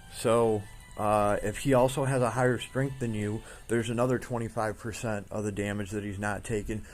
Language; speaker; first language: English; native; English